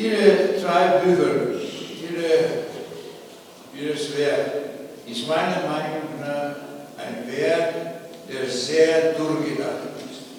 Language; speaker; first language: German; non-native, fluent; Slovenian